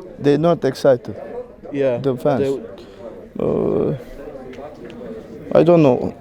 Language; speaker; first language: English; non-native, learner; Croatian